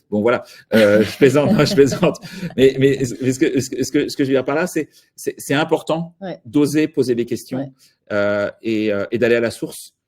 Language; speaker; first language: French; native; French